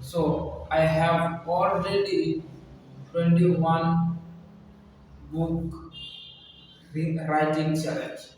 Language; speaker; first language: English; non-native, learner; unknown